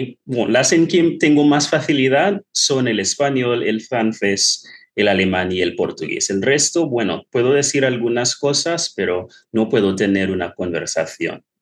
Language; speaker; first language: Spanish; non-native, fluent; English